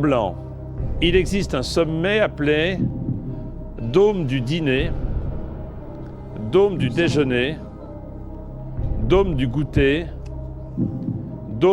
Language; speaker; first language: French; native; French